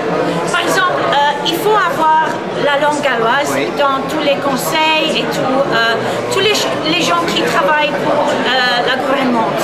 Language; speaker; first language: French; non-native, fluent; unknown